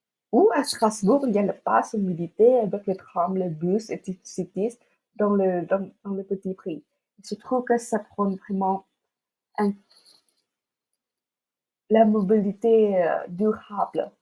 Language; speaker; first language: French; non-native, fluent; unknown